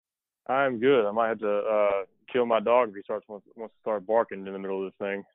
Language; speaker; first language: English; native; English